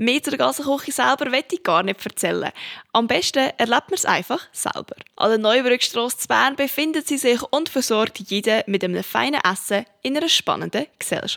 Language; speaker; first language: German; native; German